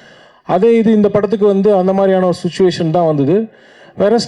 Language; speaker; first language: Tamil; native; Tamil